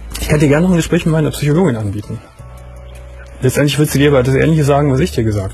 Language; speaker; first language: German; native; German